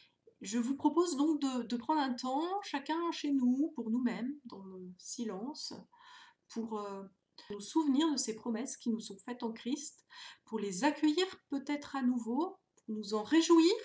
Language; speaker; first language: French; native; French